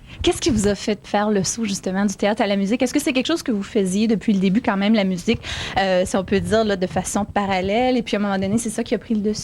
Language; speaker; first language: French; native; French